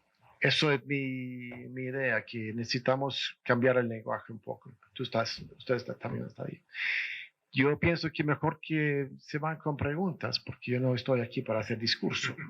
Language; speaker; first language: Spanish; non-native, fluent; Swedish